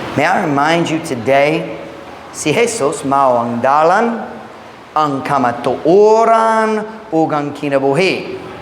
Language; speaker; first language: Cebuano; non-native, fluent; English